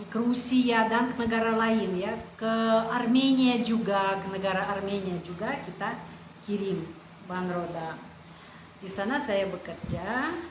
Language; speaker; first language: Indonesian; non-native, fluent; Russian